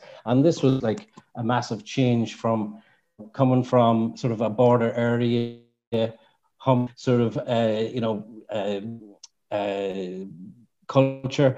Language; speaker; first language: English; native; English